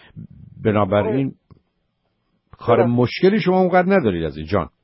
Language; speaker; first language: Persian; native; Persian